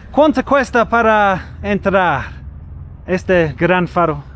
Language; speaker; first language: Spanish; non-native, learner; English